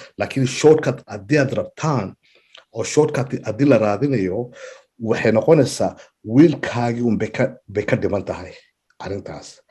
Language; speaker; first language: Somali; early bilingual, heritage; Somali